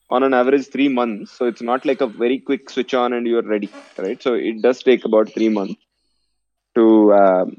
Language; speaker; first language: English; non-native, local second language; Telugu